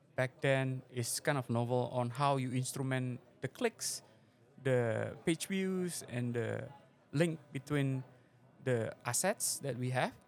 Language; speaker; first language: English; non-native, fluent; Indonesian